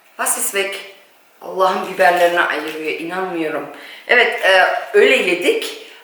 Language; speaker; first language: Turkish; early bilingual, heritage; Turkish